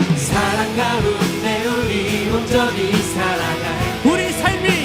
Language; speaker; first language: Korean; native; Korean